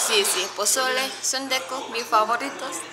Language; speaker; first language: Spanish; non-native, learner; Korean